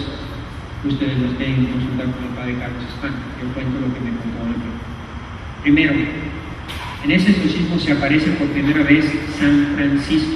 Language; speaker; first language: Spanish; native; Spanish